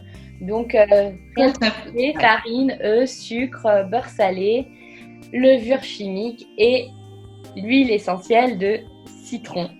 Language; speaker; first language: French; native; French